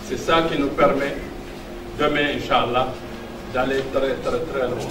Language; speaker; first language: French; non-native, local second language; Fula